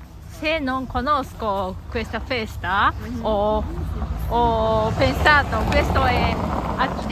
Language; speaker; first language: Italian; non-native, learner; Japanese